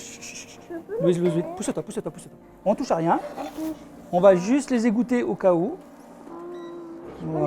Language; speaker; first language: French; native; French